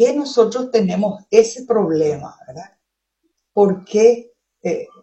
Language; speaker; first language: Spanish; non-native, local second language; Guarani